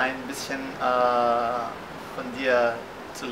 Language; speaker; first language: German; non-native, fluent; Portuguese